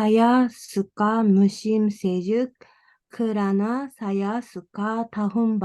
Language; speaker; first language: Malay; non-native, learner; Japanese